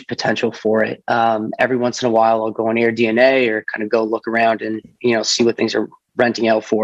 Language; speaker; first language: English; native; English